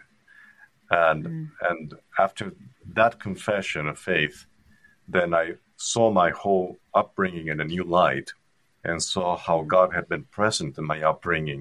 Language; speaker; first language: English; non-native, fluent; Spanish